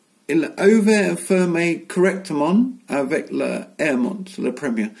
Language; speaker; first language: French; non-native, learner; English